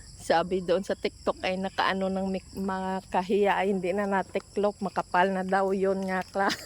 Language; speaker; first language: Filipino; non-native, local second language; Hiligaynon